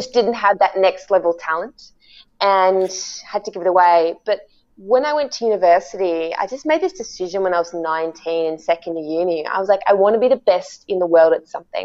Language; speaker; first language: English; native; English